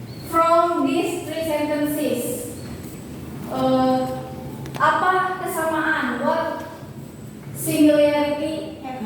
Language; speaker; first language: English; non-native, fluent; Indonesian